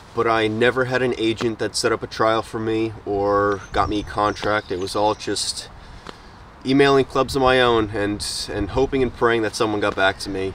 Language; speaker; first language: English; native; English